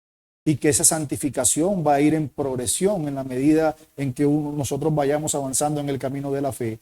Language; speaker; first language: Spanish; native; Spanish